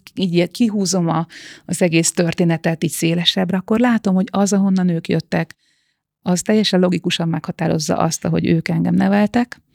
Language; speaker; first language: Hungarian; native; Hungarian